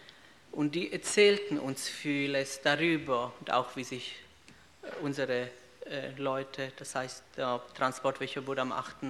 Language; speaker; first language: German; non-native, learner; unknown